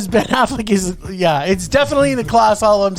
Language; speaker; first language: English; native; English